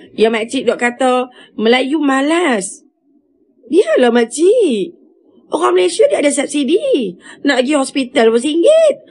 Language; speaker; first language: Malay; early bilingual, other home language; Khmer